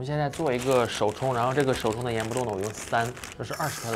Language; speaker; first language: Chinese; native; Chinese